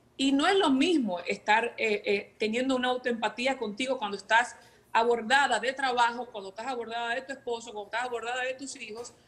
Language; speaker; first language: Spanish; native; Spanish